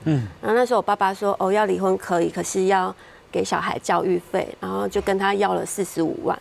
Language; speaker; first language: Chinese; native; Chinese